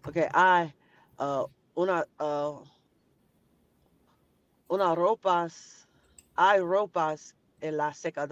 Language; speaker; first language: Spanish; non-native, learner; English